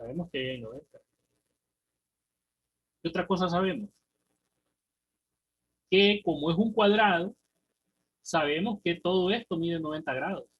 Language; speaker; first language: Spanish; native; Spanish